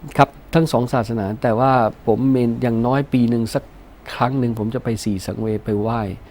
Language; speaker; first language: Thai; early bilingual, other home language; Punjabi